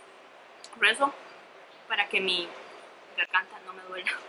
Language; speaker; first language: Spanish; native; Spanish